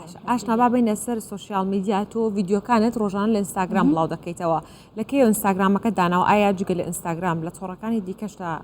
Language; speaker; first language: Central Kurdish; native; Central Kurdish